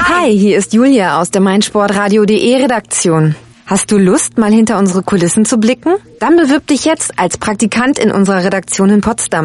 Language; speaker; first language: German; native; German